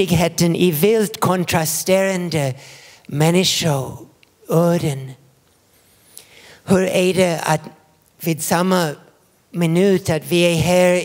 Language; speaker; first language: Swedish; non-native, fluent; English